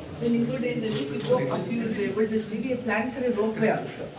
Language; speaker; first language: English; non-native, local second language; Telugu